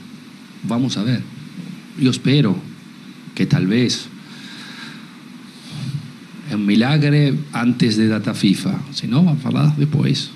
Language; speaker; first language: Portuguese; non-native, learner; Spanish